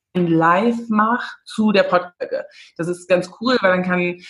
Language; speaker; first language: German; early bilingual, heritage; German